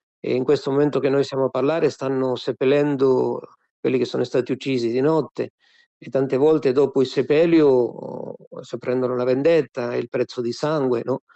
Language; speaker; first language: Italian; non-native, fluent; Spanish